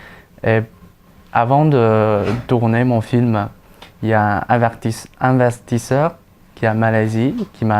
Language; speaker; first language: French; non-native, fluent; Chinese